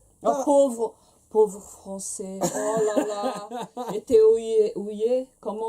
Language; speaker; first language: French; non-native, fluent; Portuguese